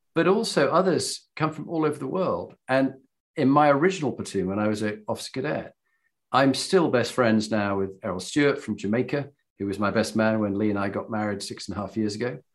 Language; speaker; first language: English; native; English